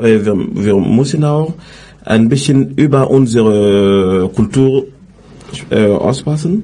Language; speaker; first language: German; non-native, learner; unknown